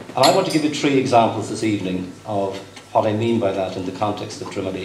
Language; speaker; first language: English; native; English